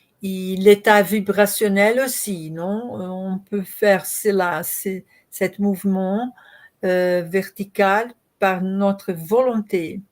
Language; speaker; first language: French; non-native, learner; Portuguese